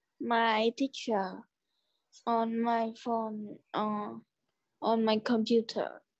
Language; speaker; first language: English; non-native, learner; Vietnamese